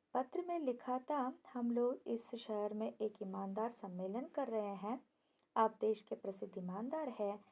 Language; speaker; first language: Hindi; non-native, local second language; Kannada